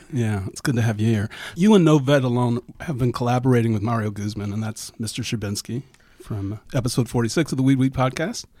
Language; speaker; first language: English; native; English